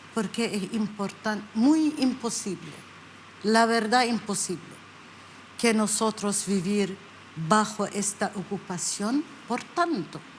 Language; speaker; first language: Spanish; non-native, learner; Arabic